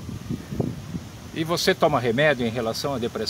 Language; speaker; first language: Portuguese; native; Portuguese